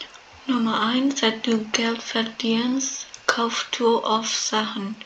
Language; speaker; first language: German; non-native, learner; Indonesian